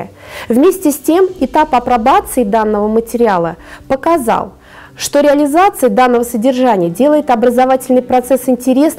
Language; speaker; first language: Russian; native; Russian